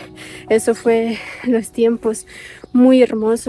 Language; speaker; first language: Spanish; non-native, fluent; Ukrainian